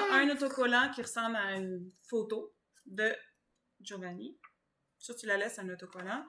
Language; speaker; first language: French; native; French